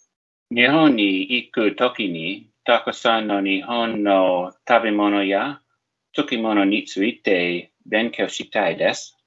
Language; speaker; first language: Japanese; non-native, learner; English